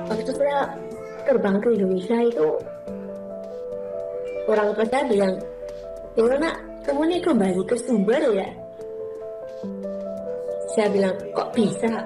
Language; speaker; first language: Indonesian; non-native, fluent; Malagasy